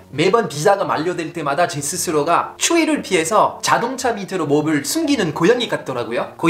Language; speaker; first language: Korean; non-native, fluent; French